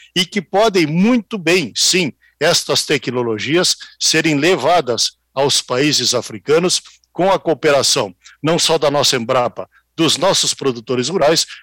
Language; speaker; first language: Portuguese; native; Portuguese